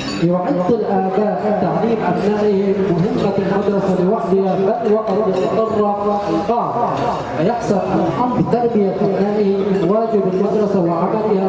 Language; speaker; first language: Arabic; native; Arabic